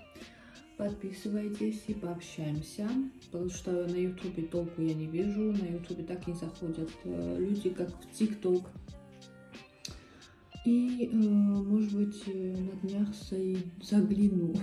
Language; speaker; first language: Russian; native; Russian